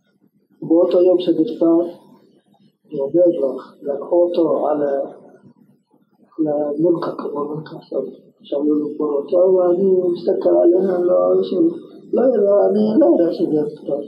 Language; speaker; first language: Hebrew; non-native, fluent; Arabic